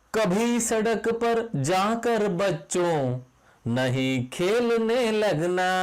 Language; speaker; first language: Hindi; non-native, local second language; Kannada